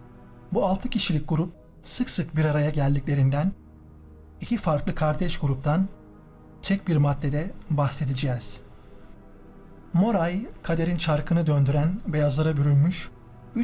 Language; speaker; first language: Turkish; native; Turkish